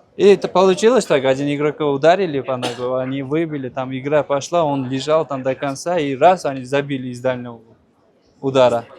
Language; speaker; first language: Russian; non-native, local second language; Uzbek